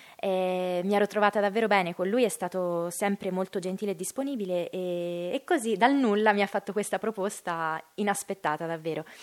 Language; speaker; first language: Italian; native; Italian